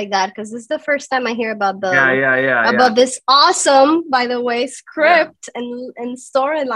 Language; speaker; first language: English; non-native, fluent; Spanish